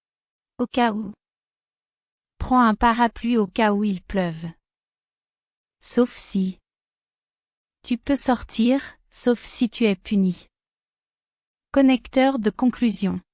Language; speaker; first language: French; non-native, fluent; Spanish